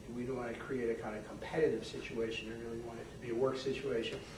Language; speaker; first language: English; native; English